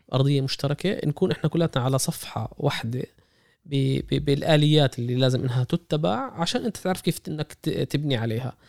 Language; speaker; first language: Arabic; native; Arabic